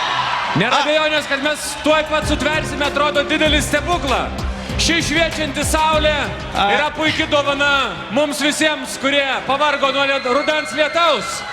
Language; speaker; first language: Lithuanian; native; Lithuanian